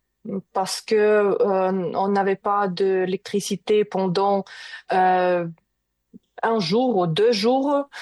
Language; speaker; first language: French; non-native, learner; Ukrainian